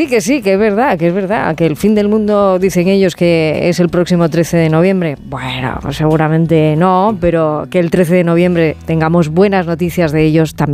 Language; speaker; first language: Spanish; native; Spanish